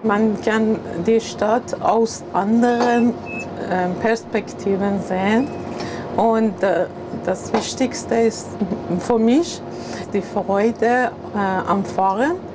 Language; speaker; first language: German; non-native, learner; Persian